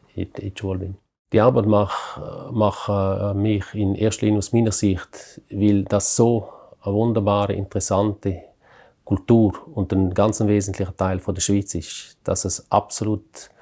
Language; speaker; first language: German; non-native, local second language; Romansh